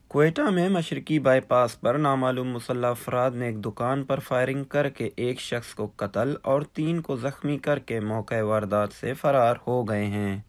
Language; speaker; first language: Urdu; non-native, local second language; Baluchi